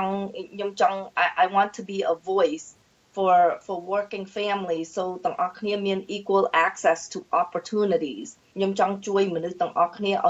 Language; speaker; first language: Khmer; early bilingual, heritage; Khmer